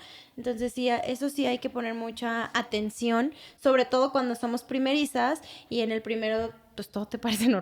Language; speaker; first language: Spanish; native; Spanish